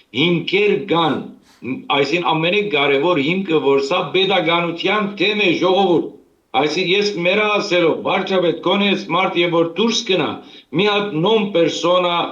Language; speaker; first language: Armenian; early bilingual, heritage; Armenian